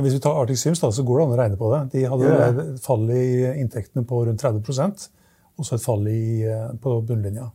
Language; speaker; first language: Norwegian; native; Norwegian